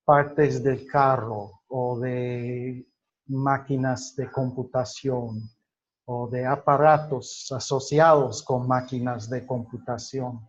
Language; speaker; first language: Spanish; non-native, fluent; English